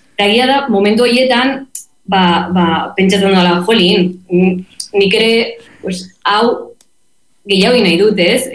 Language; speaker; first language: Basque; non-native, local second language; Spanish